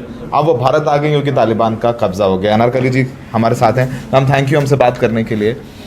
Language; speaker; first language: Hindi; native; Hindi